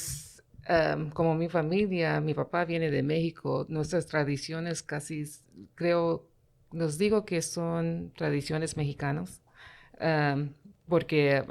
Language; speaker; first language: Spanish; early bilingual, heritage; Spanish